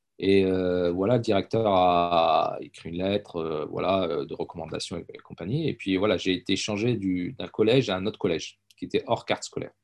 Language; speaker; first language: French; early bilingual, other home language; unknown